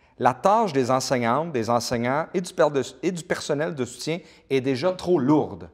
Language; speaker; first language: French; native; French